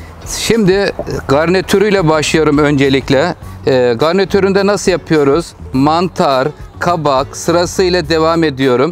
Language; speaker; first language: Turkish; native; Turkish